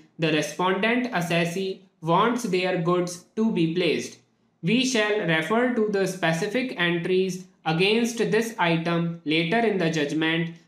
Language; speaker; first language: English; non-native, local second language; Hindi